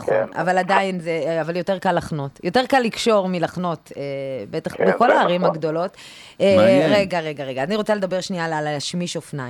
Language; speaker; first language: Hebrew; native; Hebrew